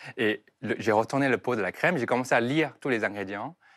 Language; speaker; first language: French; non-native, fluent; Chinese